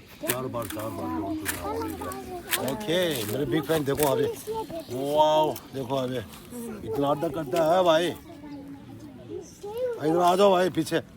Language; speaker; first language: Hindi; non-native, local second language; Tibetan